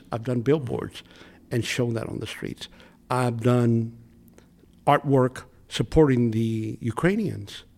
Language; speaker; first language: English; native; English